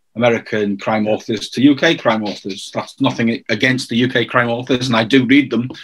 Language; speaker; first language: English; native; English